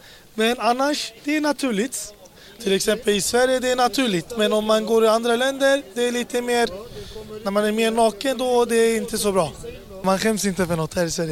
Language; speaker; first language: Swedish; non-native, learner; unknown